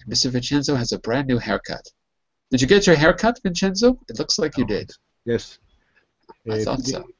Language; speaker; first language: English; native; English